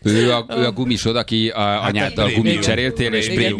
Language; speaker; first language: Hungarian; native; Hungarian